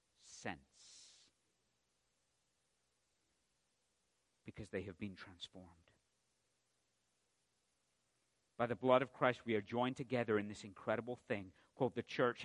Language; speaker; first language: English; native; English